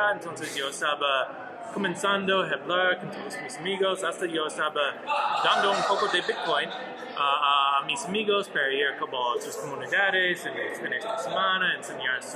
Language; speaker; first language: Spanish; non-native, learner; English